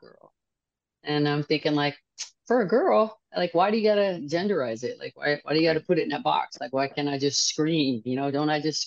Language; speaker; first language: English; native; English